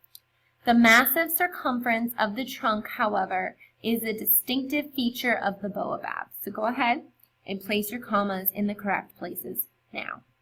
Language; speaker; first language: English; native; English